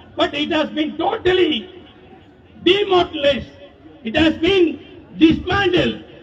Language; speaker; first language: English; non-native, local second language; Tamil